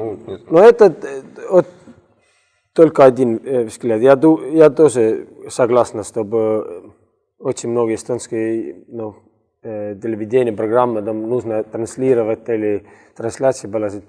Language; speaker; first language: Russian; non-native, learner; Estonian